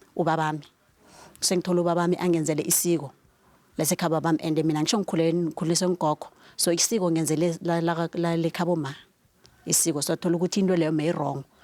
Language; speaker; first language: Zulu; non-native, local second language; South Ndebele